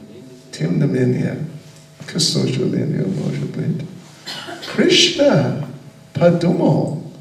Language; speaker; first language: Russian; non-native, learner; English